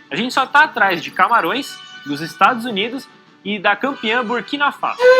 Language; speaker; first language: Portuguese; native; Portuguese